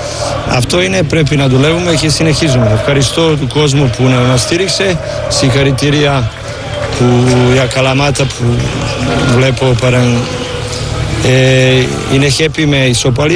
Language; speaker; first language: Greek; non-native, learner; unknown